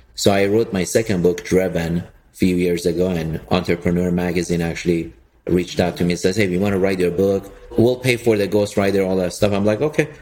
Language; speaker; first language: English; early bilingual, other home language; Persian